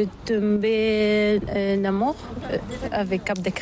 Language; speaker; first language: French; non-native, learner; Bulgarian